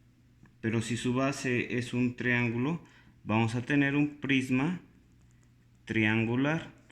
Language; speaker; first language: Spanish; native; Spanish